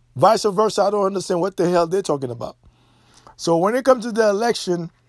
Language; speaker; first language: English; non-native, fluent; Haitian Creole